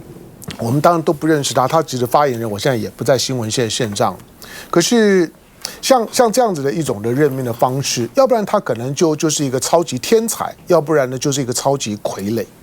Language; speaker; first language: Chinese; native; Chinese